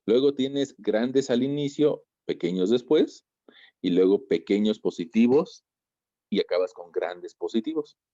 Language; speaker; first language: Spanish; native; Spanish